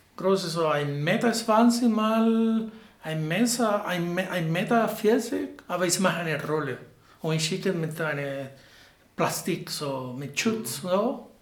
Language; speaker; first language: German; non-native, learner; Spanish